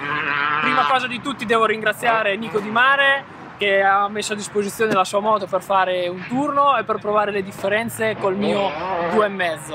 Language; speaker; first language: Italian; native; Italian